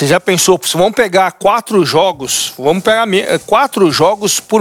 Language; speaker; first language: Portuguese; native; Portuguese